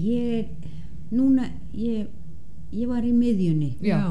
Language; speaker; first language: Icelandic; non-native, fluent; Danish